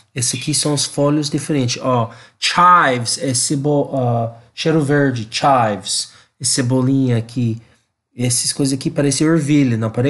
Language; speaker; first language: Portuguese; non-native, learner; English